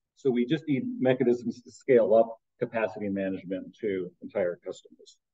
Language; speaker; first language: English; native; English